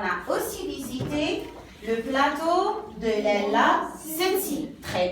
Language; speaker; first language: French; non-native, local second language; Arabic